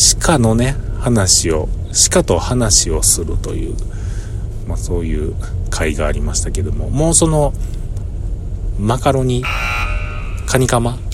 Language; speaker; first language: Japanese; native; Japanese